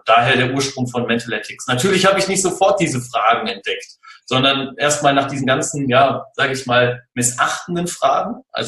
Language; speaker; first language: German; native; German